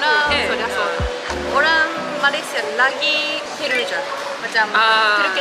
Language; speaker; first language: Indonesian; non-native, fluent; Japanese